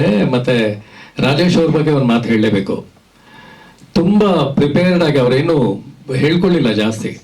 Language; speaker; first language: Kannada; native; Kannada